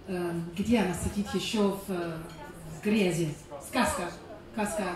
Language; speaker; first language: Russian; non-native, learner; German